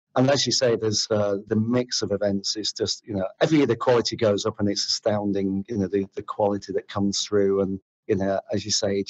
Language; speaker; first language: English; native; English